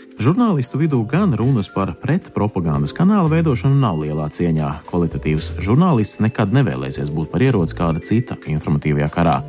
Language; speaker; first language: Latvian; early bilingual, heritage; Latvian